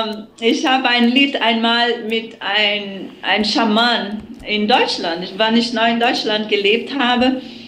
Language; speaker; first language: German; non-native, fluent; Portuguese